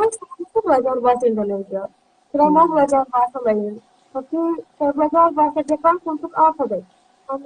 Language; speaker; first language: Indonesian; non-native, learner; Turkish